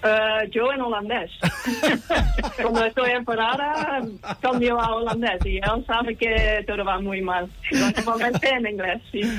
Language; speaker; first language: Spanish; non-native, learner; Dutch